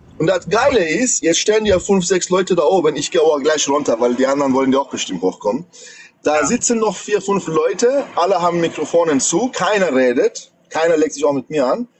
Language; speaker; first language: German; non-native, fluent; Persian